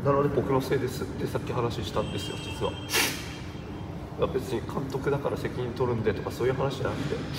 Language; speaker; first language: Japanese; native; Japanese